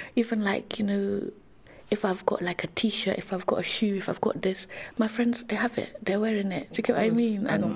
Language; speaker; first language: English; native; English